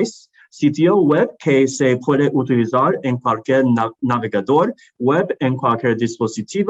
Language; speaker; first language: Spanish; non-native, learner; English